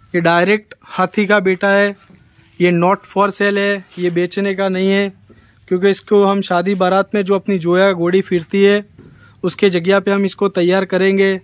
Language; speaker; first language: Hindi; non-native, local second language; Gujarati